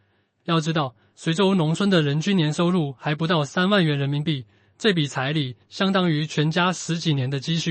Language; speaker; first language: Chinese; native; Chinese